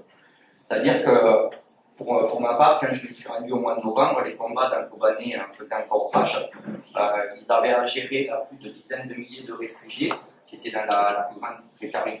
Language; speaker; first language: French; native; French